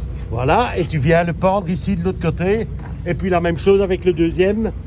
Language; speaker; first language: French; native; French